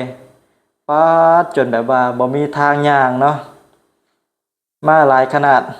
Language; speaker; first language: Thai; non-native, local second language; Northeastern Thai